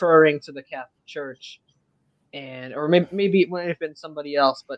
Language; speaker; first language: English; non-native, fluent; French